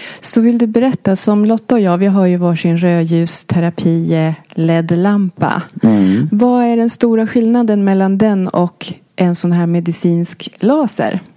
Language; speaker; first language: Swedish; native; Swedish